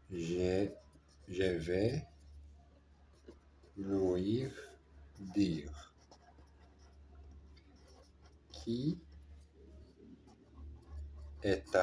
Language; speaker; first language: French; non-native, learner; Portuguese